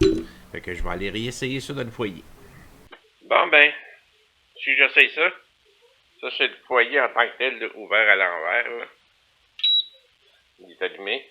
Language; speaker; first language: French; native; French